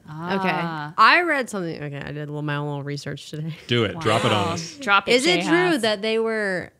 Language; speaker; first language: English; native; English